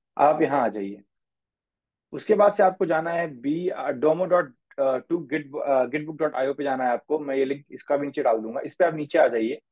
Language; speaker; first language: Hindi; native; Hindi